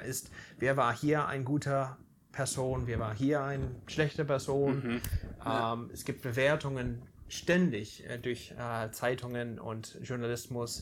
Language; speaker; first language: German; non-native, fluent; English